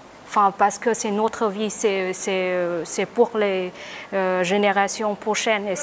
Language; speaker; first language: French; non-native, learner; Vietnamese